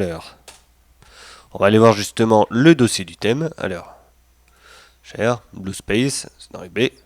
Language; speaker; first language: French; native; French